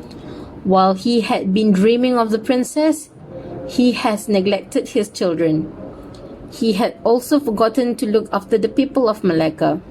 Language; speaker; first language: English; non-native, local second language; Malay